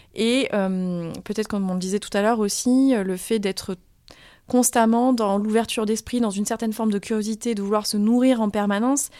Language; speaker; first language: French; native; French